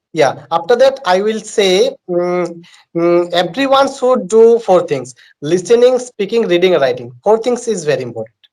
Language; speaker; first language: English; non-native, learner; Bangla